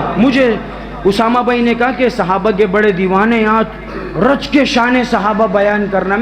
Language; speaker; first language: Urdu; non-native, local second language; Pashto